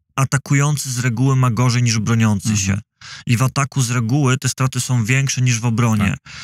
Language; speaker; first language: Polish; native; Polish